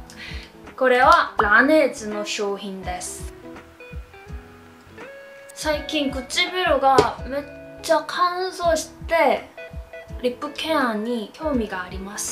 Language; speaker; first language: Japanese; non-native, fluent; Korean